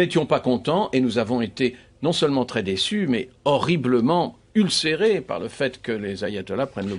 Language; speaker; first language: French; native; French